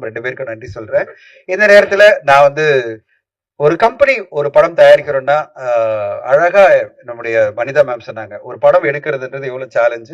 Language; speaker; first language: Tamil; native; Tamil